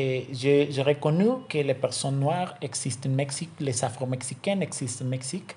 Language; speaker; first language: French; non-native, learner; Spanish